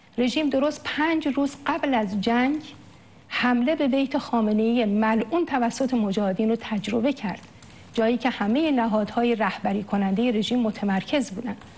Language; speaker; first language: Persian; native; Persian